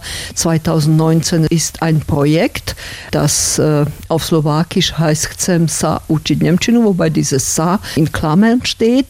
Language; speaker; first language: German; non-native, fluent; Slovak